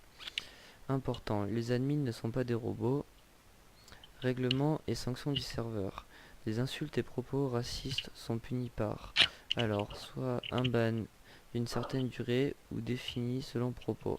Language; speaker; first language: French; native; French